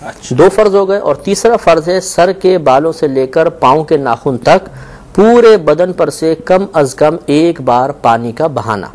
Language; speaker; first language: Urdu; native; Urdu